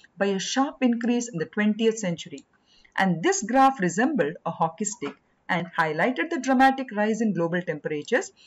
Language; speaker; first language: English; non-native, local second language; Kannada